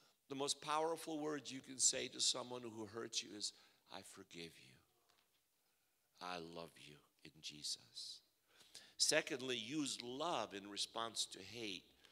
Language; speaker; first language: English; early bilingual, other home language; Russian